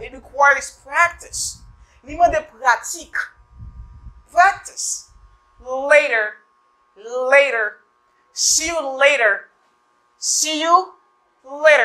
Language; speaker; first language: English; non-native, fluent; Haitian Creole